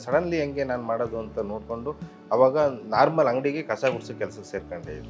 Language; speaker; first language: Kannada; native; Kannada